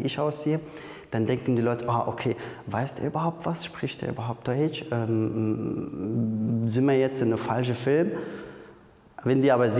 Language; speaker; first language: German; non-native, fluent; Arabic